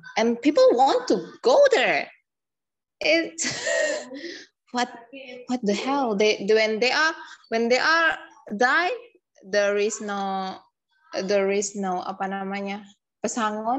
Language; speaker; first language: English; non-native, learner; Indonesian